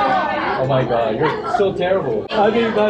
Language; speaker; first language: English; non-native, fluent; Korean